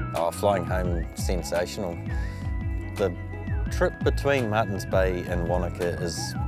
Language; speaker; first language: English; native; English